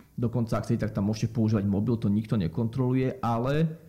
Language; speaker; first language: Slovak; native; Slovak